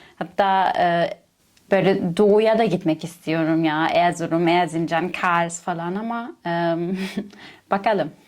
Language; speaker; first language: Turkish; non-native, fluent; German